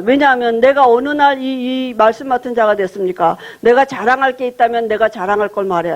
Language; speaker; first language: Korean; native; Korean